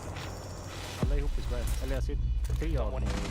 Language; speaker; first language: Swedish; native; Swedish